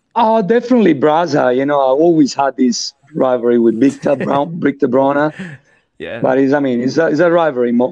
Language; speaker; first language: English; non-native, fluent; Spanish